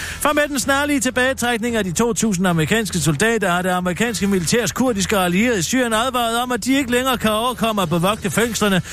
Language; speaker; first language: Danish; native; Danish